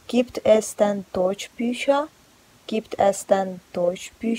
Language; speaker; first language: German; non-native, fluent; Georgian